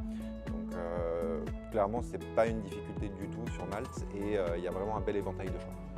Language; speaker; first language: French; native; French